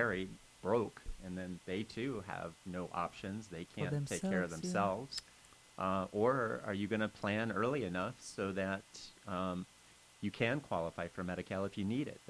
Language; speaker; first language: English; native; English